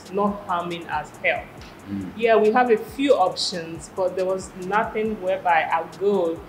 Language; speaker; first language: English; non-native, fluent; French